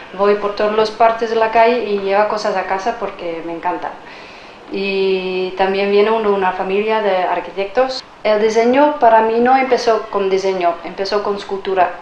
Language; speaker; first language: Spanish; non-native, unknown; Dutch